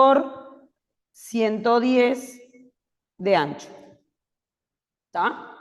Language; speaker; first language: Spanish; native; Spanish